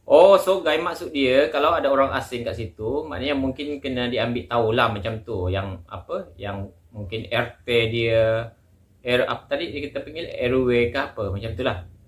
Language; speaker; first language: Malay; native; Malay